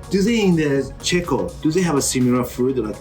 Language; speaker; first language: English; non-native, learner; Japanese